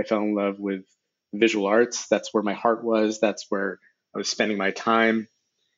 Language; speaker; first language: English; native; English